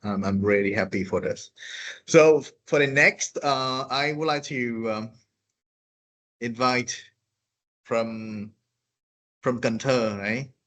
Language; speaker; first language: English; non-native, fluent; Vietnamese